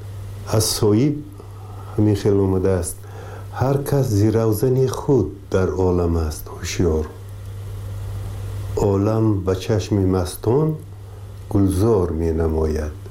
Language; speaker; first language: Persian; native; Persian